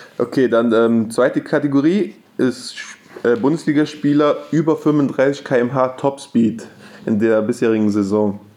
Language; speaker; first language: German; native; German